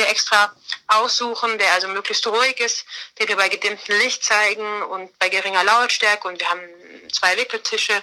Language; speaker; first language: German; native; German